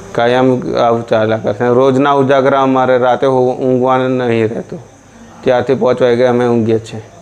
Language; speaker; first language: Gujarati; non-native, local second language; Rathawi